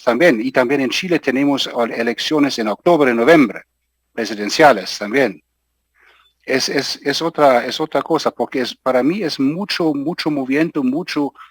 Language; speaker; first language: Spanish; non-native, fluent; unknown